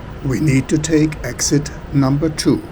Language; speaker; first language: English; non-native, fluent; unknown